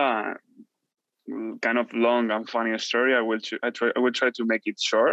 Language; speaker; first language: English; non-native, fluent; Spanish